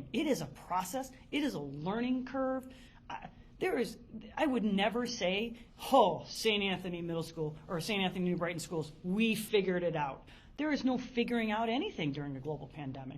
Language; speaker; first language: English; native; English